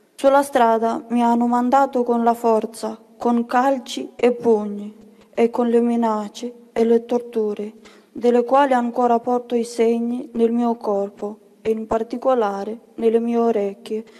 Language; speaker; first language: Italian; non-native, fluent; Bulgarian